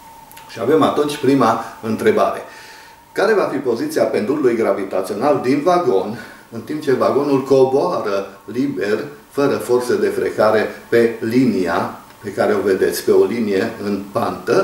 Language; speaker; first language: Romanian; native; Romanian